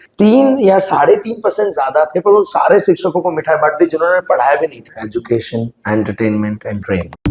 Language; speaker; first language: Hindi; non-native, local second language; Gujarati